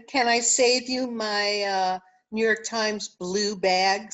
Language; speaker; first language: English; native; English